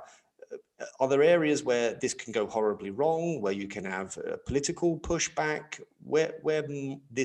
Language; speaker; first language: English; native; English